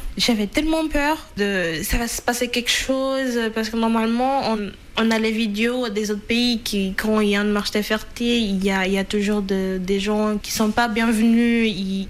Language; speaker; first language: French; non-native, fluent; Portuguese